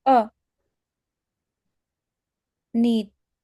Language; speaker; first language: Chinese; non-native, learner; Spanish